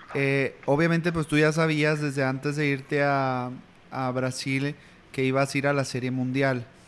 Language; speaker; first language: Spanish; native; Spanish